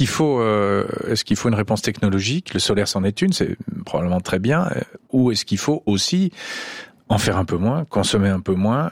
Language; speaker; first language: French; native; French